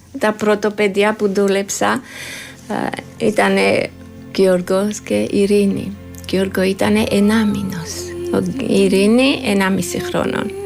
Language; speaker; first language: Greek; non-native, learner; Georgian